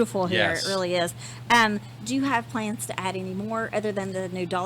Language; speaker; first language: English; native; English